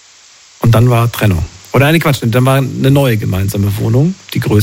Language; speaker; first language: German; native; German